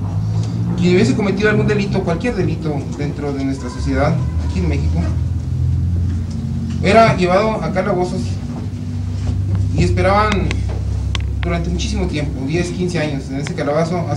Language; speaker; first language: Spanish; native; Spanish